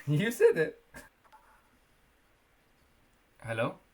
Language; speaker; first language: English; non-native, fluent; Kurdish